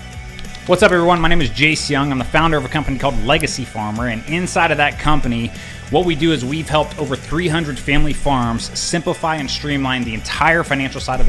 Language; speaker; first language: English; native; English